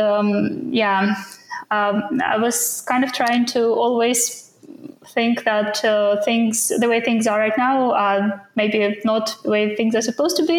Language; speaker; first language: English; non-native, fluent; Ukrainian